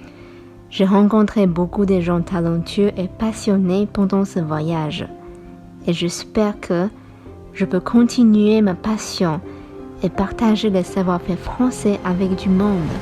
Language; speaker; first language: French; non-native, fluent; Chinese